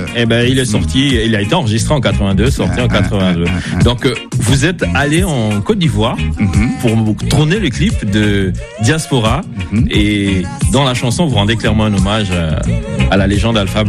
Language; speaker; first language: French; native; French